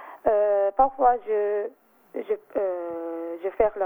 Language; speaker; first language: French; non-native, learner; Japanese